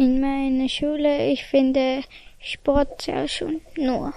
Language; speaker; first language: German; non-native, learner; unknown